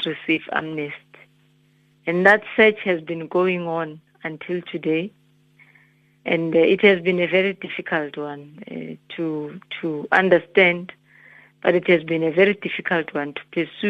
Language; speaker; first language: English; non-native, local second language; Zulu